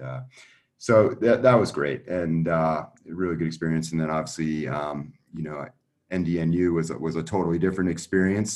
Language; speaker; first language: English; native; English